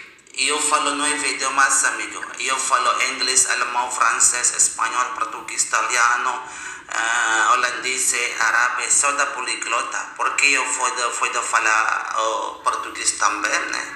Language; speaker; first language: Portuguese; non-native, learner; Indonesian